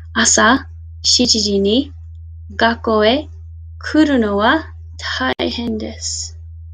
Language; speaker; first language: Japanese; non-native, fluent; English